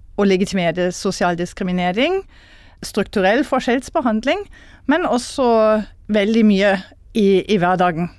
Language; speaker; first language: Norwegian; non-native, fluent; German